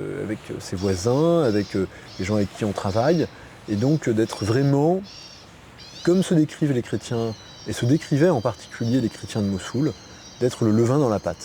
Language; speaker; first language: French; native; French